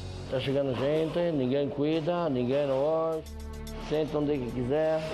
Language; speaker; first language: Portuguese; non-native, fluent; French